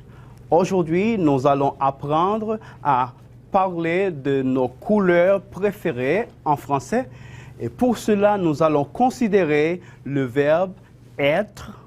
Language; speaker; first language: French; non-native, fluent; Spanish